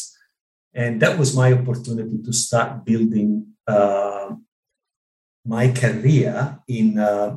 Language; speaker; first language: English; non-native, fluent; Italian